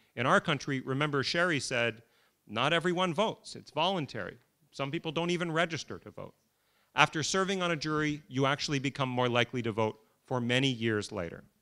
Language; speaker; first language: English; native; English